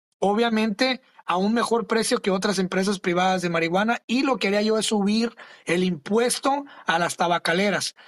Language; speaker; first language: Spanish; early bilingual, other home language; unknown